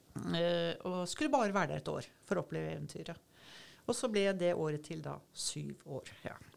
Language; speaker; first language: Norwegian; native; Norwegian